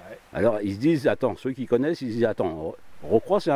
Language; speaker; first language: French; native; French